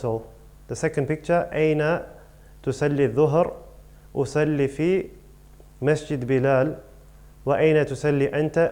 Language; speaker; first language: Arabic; non-native, fluent; English